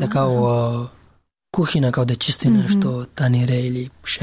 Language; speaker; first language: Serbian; non-native, learner; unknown